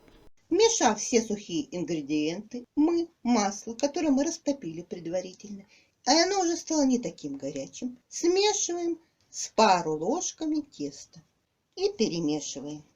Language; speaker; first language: Russian; native; Russian